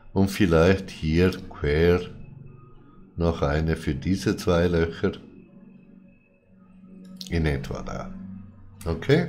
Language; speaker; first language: German; non-native, fluent; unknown